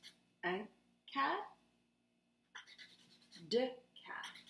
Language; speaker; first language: French; non-native, fluent; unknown